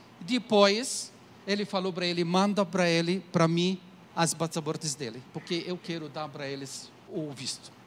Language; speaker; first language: Portuguese; non-native, learner; Arabic